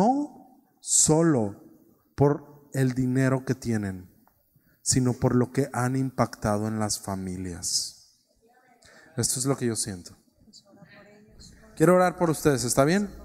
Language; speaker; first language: Spanish; native; Spanish